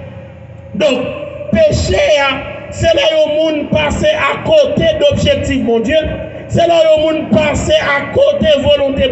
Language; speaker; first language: French; non-native, local second language; Haitian Creole